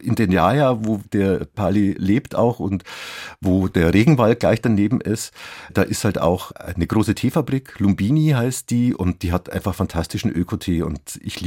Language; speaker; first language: German; native; German